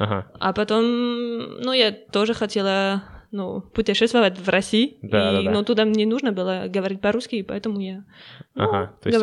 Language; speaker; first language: Russian; non-native, learner; French